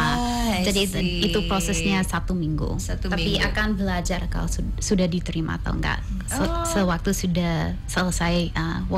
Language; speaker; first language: Indonesian; non-native, fluent; English